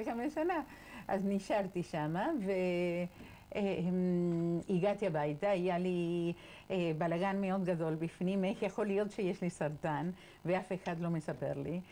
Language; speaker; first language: Hebrew; non-native, fluent; Spanish